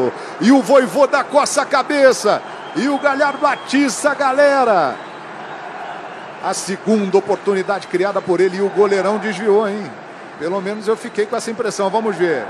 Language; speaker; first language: Portuguese; native; Portuguese